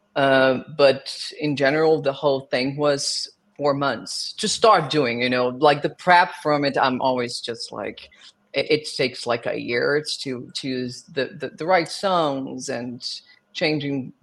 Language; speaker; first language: English; non-native, fluent; Portuguese